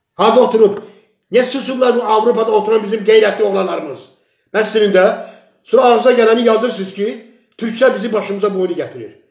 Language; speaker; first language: Azerbaijani; non-native, local second language; Talysh